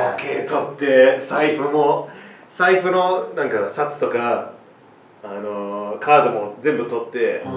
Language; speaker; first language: Japanese; non-native, fluent; English